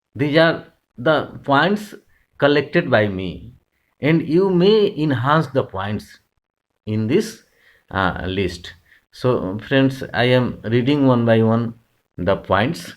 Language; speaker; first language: English; non-native, local second language; Hindi